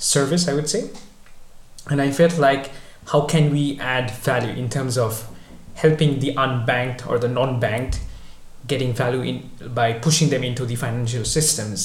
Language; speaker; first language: English; non-native, local second language; Bangla